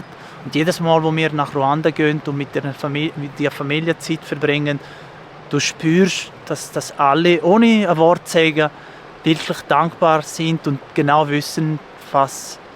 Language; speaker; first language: German; non-native, local second language; Italian